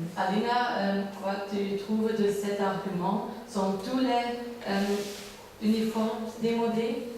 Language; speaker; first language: French; non-native, learner; Dutch